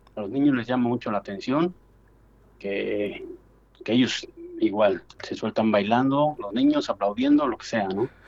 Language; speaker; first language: Spanish; native; Spanish